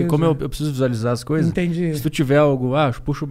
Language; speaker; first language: Portuguese; native; Portuguese